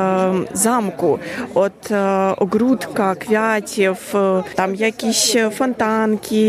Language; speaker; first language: Polish; non-native, learner; Ukrainian